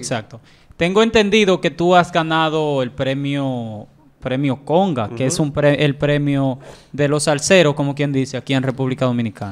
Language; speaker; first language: Spanish; native; Spanish